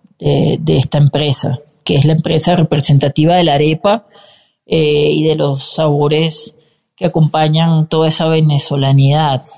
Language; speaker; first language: Spanish; native; Spanish